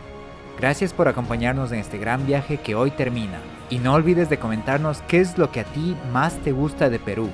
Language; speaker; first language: Spanish; native; Spanish